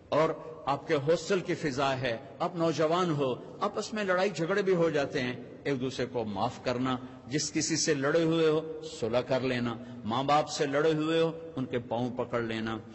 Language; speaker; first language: Urdu; non-native, local second language; Punjabi